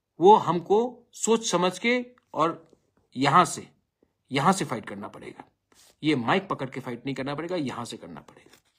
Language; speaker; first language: Hindi; non-native, local second language; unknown